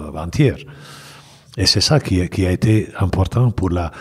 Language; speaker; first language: French; non-native, fluent; Bosnian